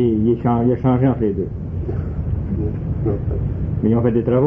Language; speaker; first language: French; native; French